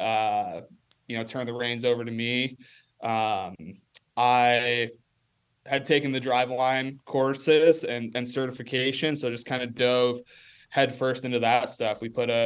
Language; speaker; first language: English; native; English